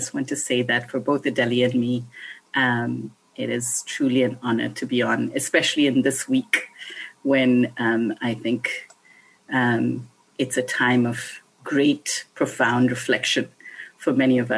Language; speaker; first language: English; non-native, local second language; Bangla